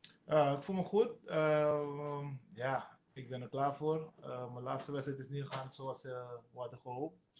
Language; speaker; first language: Dutch; non-native, local second language; Sranan Tongo